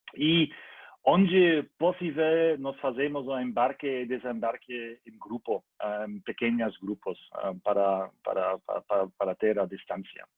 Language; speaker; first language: Portuguese; non-native, learner; German